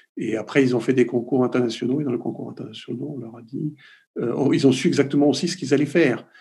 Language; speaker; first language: French; native; French